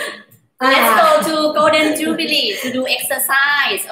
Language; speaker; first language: English; non-native, learner; Thai